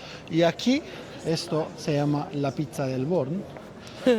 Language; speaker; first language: Spanish; non-native, learner; Turkish